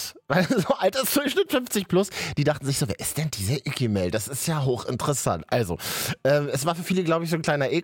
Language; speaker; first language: German; native; German